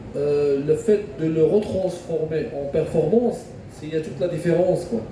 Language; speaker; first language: French; non-native, local second language; Arabic